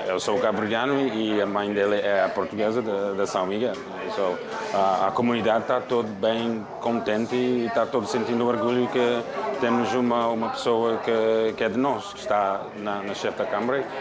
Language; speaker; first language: Portuguese; non-native, local second language; Kabuverdianu